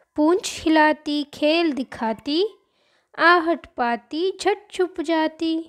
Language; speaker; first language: Hindi; non-native, local second language; Marathi